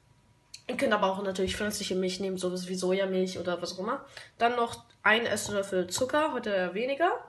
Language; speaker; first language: German; native; German